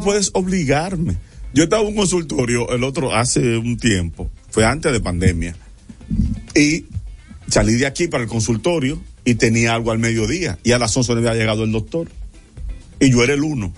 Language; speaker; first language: Spanish; native; Spanish